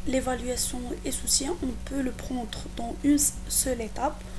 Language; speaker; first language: French; non-native, local second language; Arabic